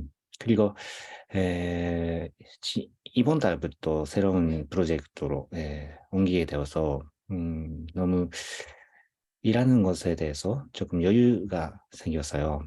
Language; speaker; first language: Korean; non-native, fluent; Japanese